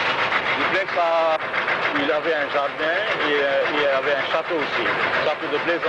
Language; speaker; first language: French; non-native, local second language; Bangla